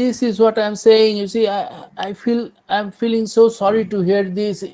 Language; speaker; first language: English; non-native, local second language; Bangla